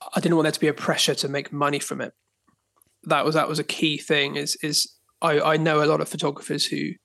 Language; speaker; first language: English; native; English